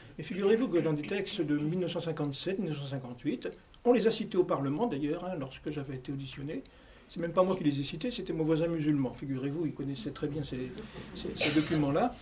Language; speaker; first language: French; native; French